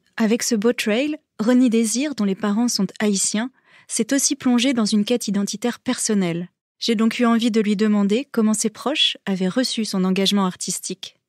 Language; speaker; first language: French; native; French